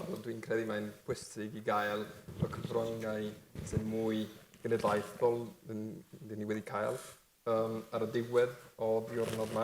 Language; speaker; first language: Welsh; non-native, fluent; Spanish